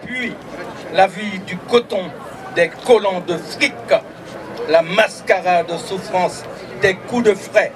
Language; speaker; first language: French; native; French